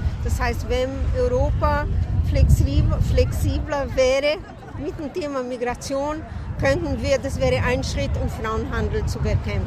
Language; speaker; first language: German; non-native, fluent; Portuguese